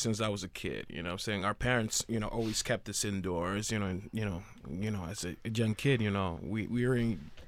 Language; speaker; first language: English; native; English